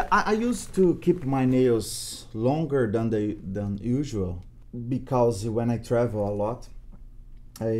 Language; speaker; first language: English; non-native, learner; Portuguese